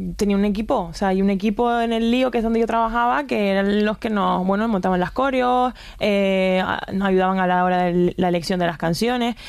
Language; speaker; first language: Spanish; native; Spanish